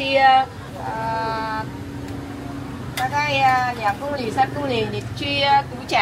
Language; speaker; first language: Chinese; non-native, learner; Vietnamese